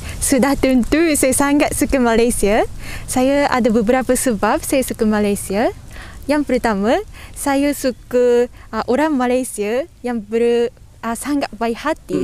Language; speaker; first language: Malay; non-native, learner; Japanese